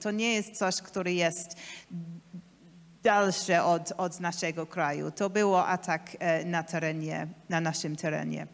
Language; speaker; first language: Polish; non-native, learner; English